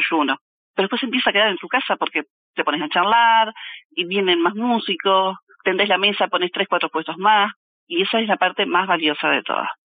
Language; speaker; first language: Spanish; native; Spanish